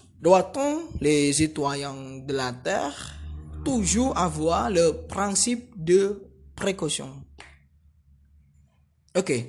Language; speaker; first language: French; non-native, learner; Indonesian